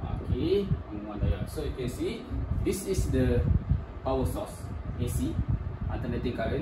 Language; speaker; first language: English; non-native, local second language; Malay